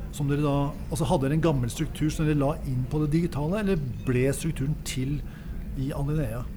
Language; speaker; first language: Norwegian; native; Norwegian